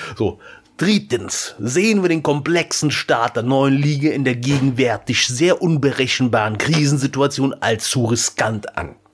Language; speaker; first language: German; native; German